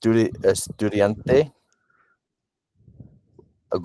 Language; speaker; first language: Spanish; non-native, learner; English